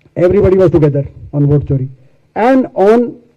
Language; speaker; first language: English; non-native, local second language; Hindi